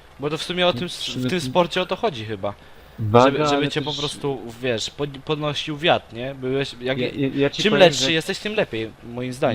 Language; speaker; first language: Polish; native; Polish